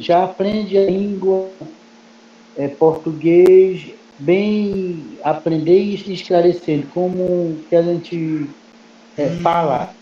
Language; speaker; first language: Portuguese; non-native, local second language; Kayapó